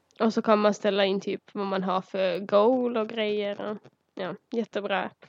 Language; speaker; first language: Swedish; early bilingual, other home language; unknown